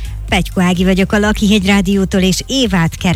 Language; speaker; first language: Hungarian; native; Hungarian